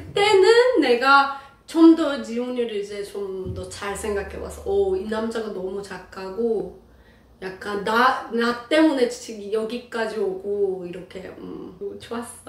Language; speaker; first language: Korean; non-native, learner; Persian